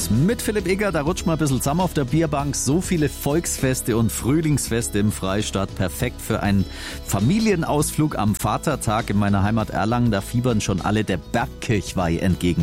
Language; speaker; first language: German; native; German